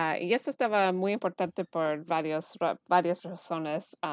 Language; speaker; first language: Spanish; early bilingual, heritage; Spanish